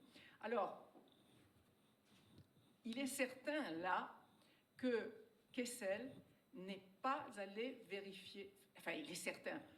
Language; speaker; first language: French; native; French